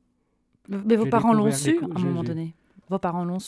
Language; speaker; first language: French; native; French